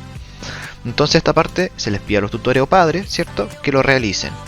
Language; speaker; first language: Spanish; native; Spanish